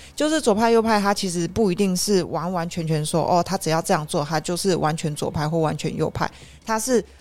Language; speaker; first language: Chinese; native; Chinese